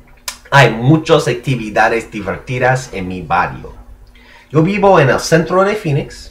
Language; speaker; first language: Spanish; non-native, learner; English